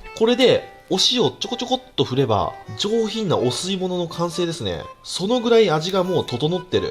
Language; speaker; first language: Japanese; native; Japanese